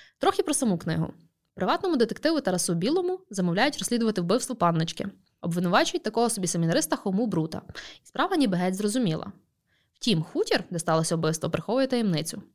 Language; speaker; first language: Ukrainian; native; Ukrainian